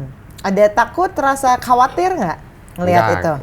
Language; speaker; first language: Indonesian; native; Indonesian